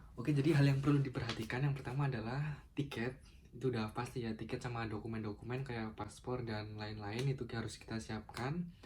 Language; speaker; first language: Indonesian; native; Indonesian